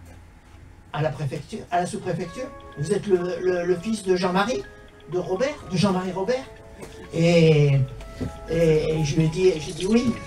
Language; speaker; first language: French; native; French